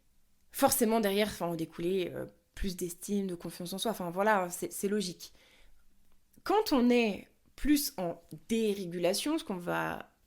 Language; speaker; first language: French; native; French